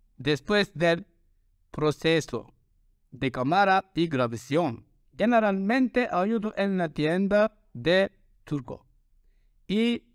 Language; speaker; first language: Spanish; non-native, learner; Turkish